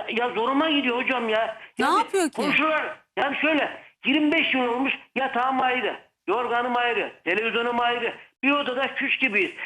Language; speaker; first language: Turkish; native; Turkish